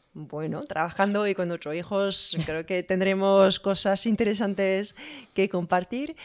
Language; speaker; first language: Spanish; non-native, fluent; French